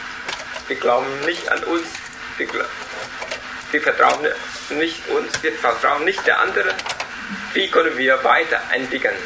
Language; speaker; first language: German; non-native, learner; Vietnamese